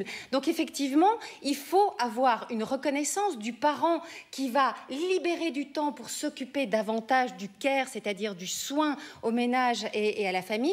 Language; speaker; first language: French; native; French